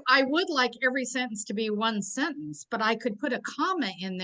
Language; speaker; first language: English; native; English